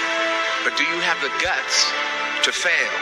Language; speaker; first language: English; native; English